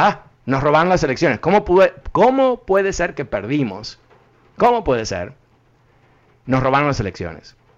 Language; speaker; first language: Spanish; native; Spanish